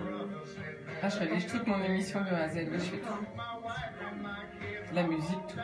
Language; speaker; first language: French; native; French